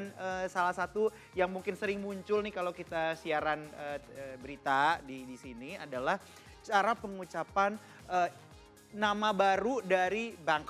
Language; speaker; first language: Indonesian; native; Indonesian